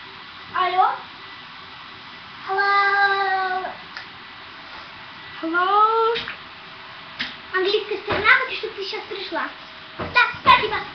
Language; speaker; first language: Russian; early bilingual, heritage; Russian